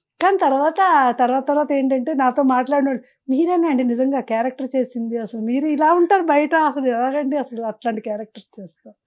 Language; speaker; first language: Telugu; native; Telugu